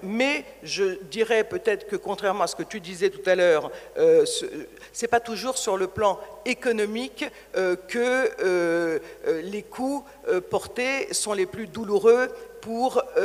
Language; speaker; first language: French; native; French